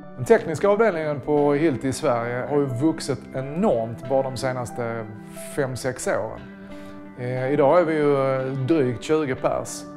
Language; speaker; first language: Swedish; native; Swedish